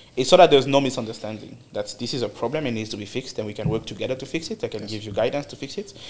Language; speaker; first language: English; non-native, fluent; French